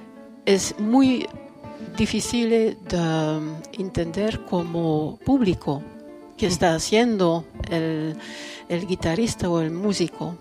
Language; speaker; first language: Spanish; non-native, learner; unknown